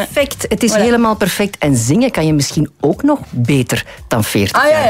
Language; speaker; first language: Dutch; native; Dutch